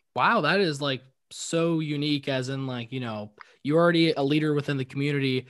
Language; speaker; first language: English; native; English